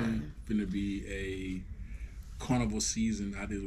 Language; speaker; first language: English; native; English